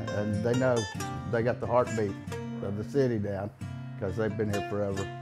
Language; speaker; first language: English; native; English